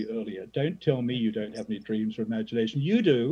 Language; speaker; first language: English; native; English